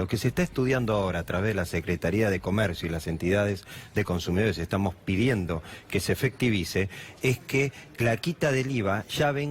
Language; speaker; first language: Spanish; native; Spanish